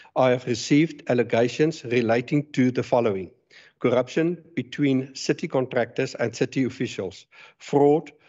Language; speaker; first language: English; non-native, local second language; Afrikaans